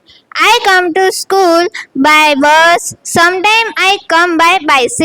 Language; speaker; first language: English; non-native, learner; Gujarati